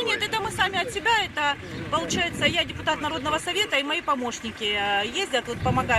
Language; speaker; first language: Russian; native; Russian